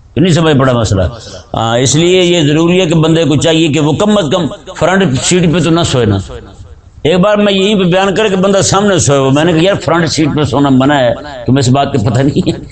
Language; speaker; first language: Urdu; non-native, local second language; Punjabi